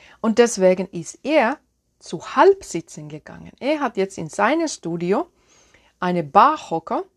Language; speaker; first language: German; non-native, fluent; Finnish